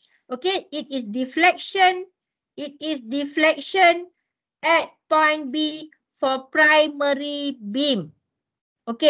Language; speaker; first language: English; non-native, local second language; Malay